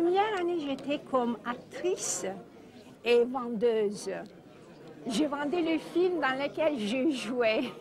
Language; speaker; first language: French; non-native, fluent; Turkish